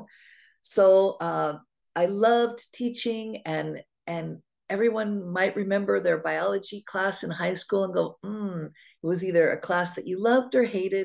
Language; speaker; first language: English; native; English